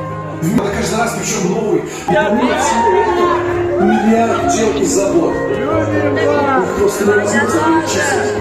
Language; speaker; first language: Russian; native; Russian